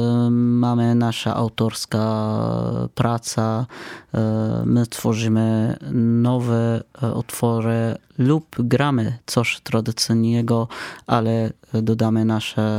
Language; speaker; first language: Polish; non-native, fluent; Arabic